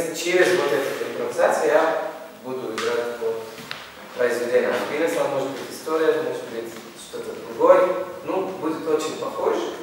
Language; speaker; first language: Russian; non-native, learner; Arabic